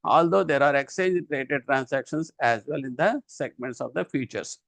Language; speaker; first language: English; non-native, local second language; Telugu